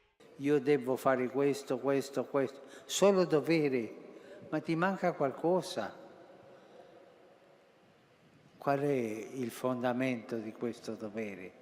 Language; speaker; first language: Italian; non-native, fluent; Spanish